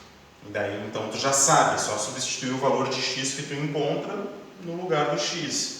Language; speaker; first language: Portuguese; native; Portuguese